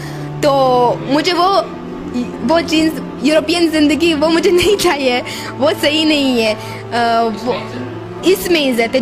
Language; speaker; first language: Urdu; non-native, learner; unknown